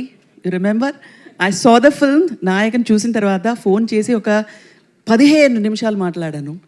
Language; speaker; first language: Telugu; non-native, fluent; Tamil